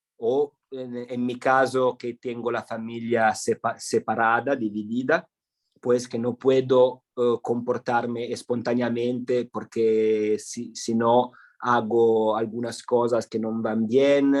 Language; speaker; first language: Spanish; non-native, fluent; Italian